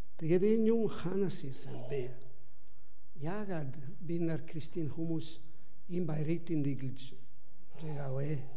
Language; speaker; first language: Mongolian; non-native, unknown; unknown